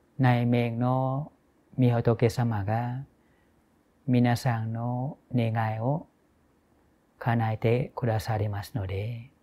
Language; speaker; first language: Japanese; non-native, fluent; Thai